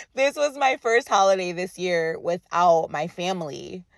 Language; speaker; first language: English; native; English